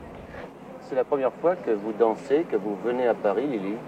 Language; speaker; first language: French; native; French